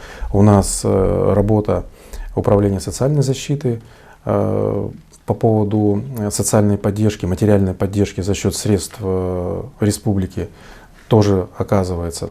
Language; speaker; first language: Russian; native; Russian